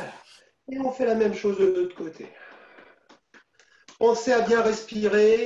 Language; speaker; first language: French; native; French